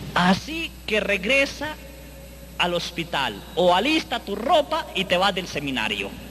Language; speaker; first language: Spanish; native; Spanish